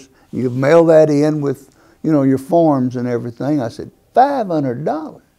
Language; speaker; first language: English; native; English